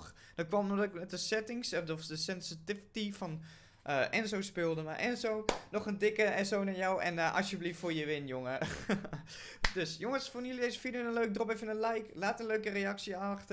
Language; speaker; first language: Dutch; native; Dutch